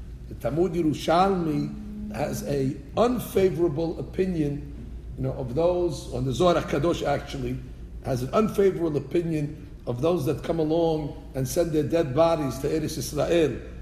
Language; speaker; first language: English; native; English